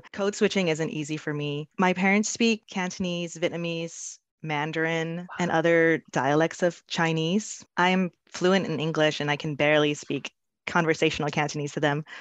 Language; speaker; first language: English; native; English